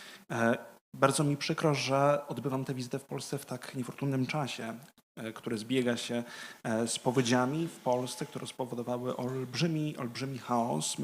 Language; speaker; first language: Polish; native; Polish